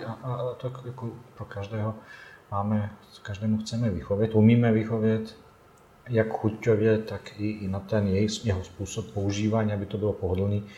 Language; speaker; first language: Czech; non-native, fluent; Bosnian